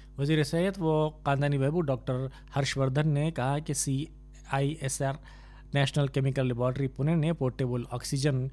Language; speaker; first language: Urdu; native; Urdu